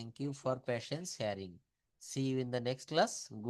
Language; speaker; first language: English; non-native, fluent; Bangla